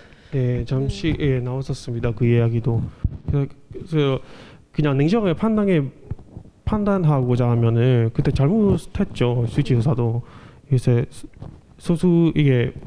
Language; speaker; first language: Korean; non-native, fluent; Burmese